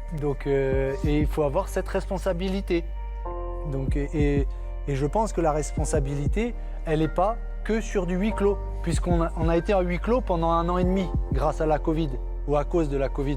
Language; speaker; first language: French; native; French